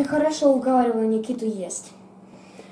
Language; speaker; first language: Russian; early bilingual, heritage; Russian